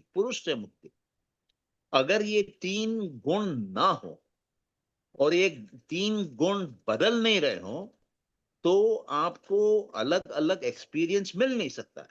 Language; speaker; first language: Hindi; native; Hindi